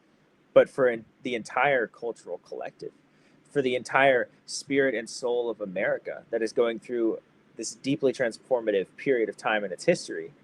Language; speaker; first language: English; native; English